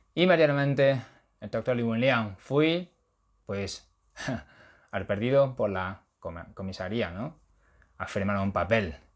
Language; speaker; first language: Spanish; non-native, fluent; Chinese